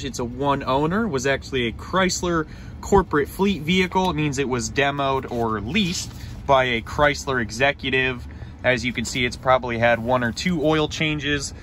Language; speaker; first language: English; native; English